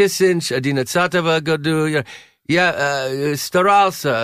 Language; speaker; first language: Russian; non-native, learner; English